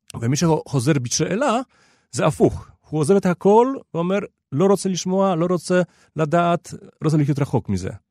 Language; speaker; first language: Hebrew; non-native, fluent; Polish